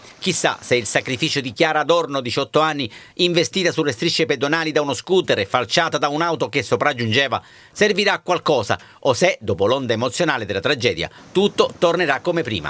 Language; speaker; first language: Italian; native; Italian